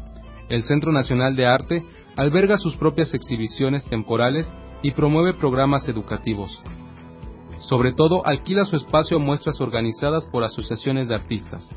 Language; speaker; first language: Spanish; native; Spanish